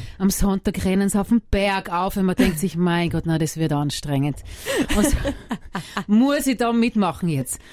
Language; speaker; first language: German; native; German